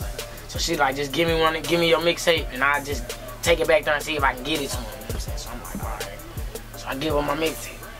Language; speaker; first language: English; native; English